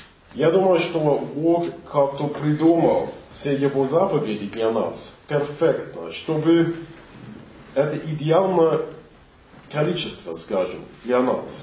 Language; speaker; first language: Russian; non-native, fluent; English